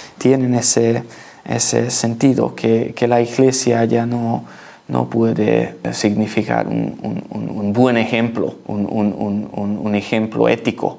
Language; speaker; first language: Spanish; non-native, learner; Hungarian